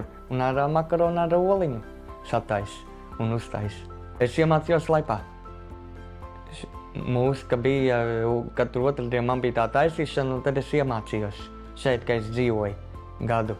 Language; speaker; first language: Latvian; non-native, local second language; Russian